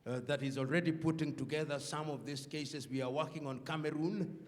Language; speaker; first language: English; non-native, local second language; Luo (Kenya and Tanzania)